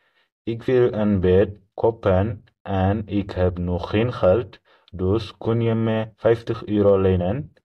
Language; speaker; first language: Dutch; non-native, learner; Tigrinya